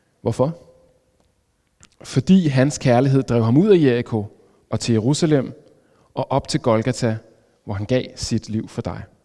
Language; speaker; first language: Danish; native; Danish